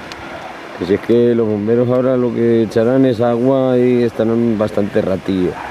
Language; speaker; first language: Spanish; native; Spanish